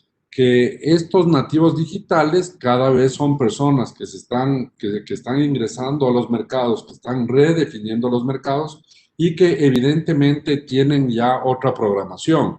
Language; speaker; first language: Spanish; native; Spanish